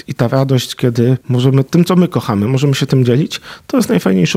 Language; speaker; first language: Polish; native; Polish